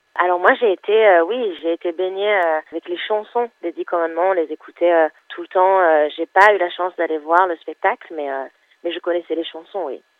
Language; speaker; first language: French; non-native, fluent; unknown